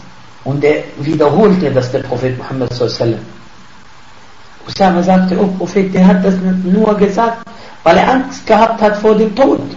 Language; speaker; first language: German; non-native, fluent; Arabic